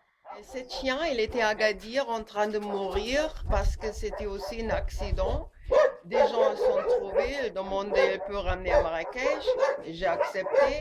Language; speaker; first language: French; non-native, learner; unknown